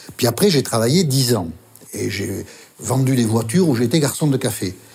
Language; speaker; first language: French; native; French